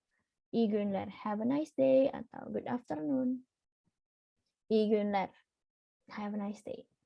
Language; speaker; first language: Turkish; non-native, learner; Indonesian